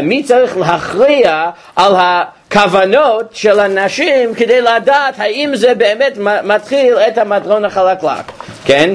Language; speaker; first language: Hebrew; non-native, fluent; English